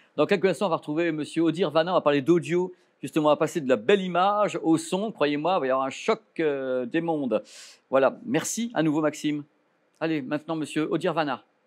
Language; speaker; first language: French; native; French